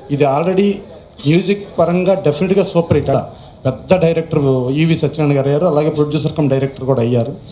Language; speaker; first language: Telugu; native; Telugu